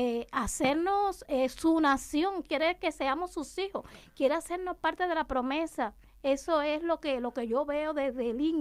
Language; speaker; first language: Spanish; native; Spanish